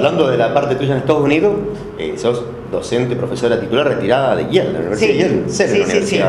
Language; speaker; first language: Spanish; native; Spanish